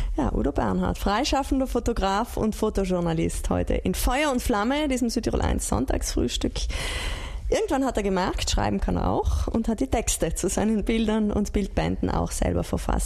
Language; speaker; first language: German; native; German